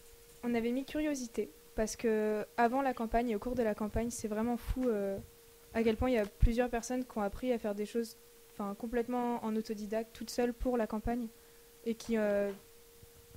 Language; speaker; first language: French; native; French